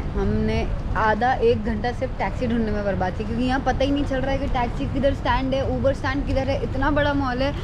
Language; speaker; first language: Hindi; native; Hindi